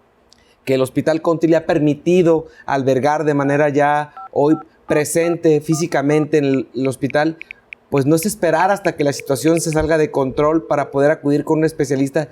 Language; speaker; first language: Spanish; native; Spanish